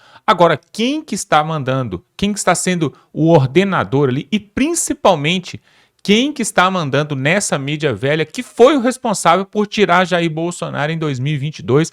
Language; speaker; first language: Portuguese; native; Portuguese